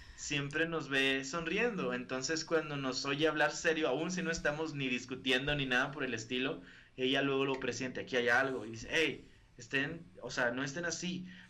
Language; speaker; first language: Spanish; native; Spanish